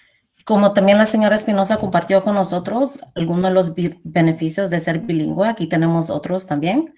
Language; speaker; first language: Spanish; early bilingual, heritage; Spanish